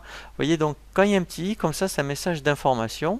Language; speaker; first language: French; native; French